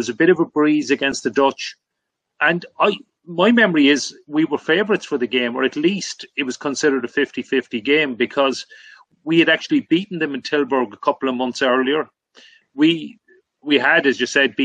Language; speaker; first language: English; native; English